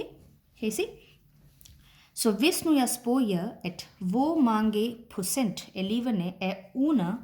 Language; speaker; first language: Danish; non-native, fluent; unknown